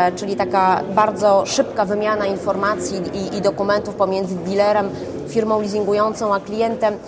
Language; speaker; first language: Polish; native; Polish